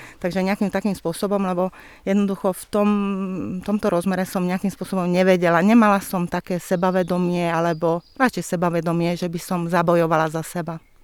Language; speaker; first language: Slovak; non-native, local second language; Hungarian